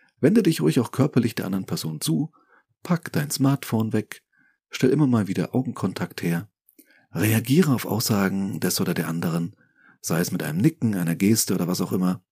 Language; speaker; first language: German; native; German